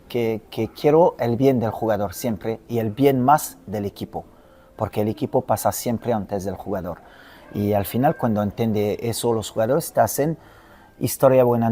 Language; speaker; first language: Spanish; non-native, fluent; French